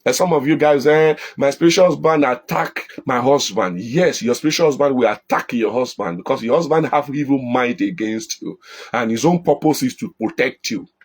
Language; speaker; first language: English; non-native, local second language; Yoruba